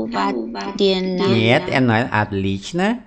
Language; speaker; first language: Russian; non-native, fluent; Vietnamese